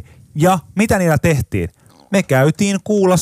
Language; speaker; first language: Finnish; native; Finnish